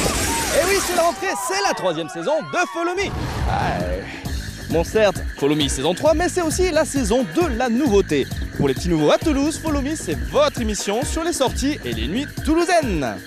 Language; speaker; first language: French; native; French